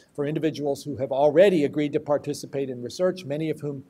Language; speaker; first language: English; native; English